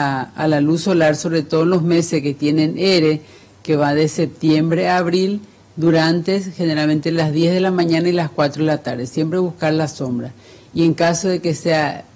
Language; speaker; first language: Spanish; native; Spanish